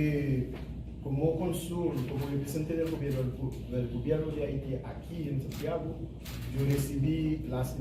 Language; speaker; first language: Spanish; non-native, fluent; Haitian Creole